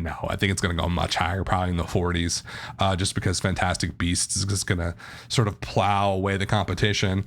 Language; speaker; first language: English; native; English